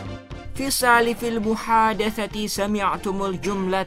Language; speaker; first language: Arabic; non-native, fluent; Indonesian